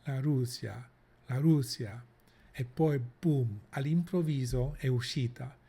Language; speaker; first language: Italian; non-native, fluent; English